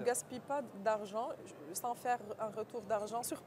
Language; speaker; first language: French; non-native, local second language; Arabic